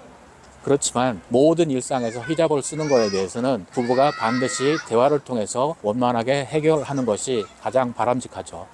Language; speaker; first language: Korean; native; Korean